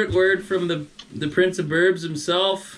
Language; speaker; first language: English; native; English